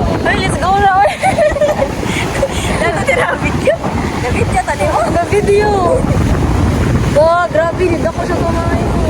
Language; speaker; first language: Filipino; non-native, local second language; Cebuano